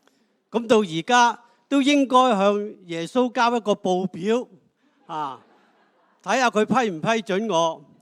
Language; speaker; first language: Cantonese; native; Cantonese